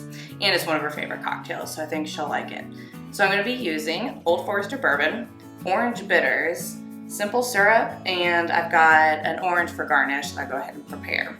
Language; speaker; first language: English; native; English